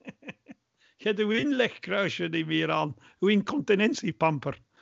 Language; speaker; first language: Dutch; non-native, fluent; English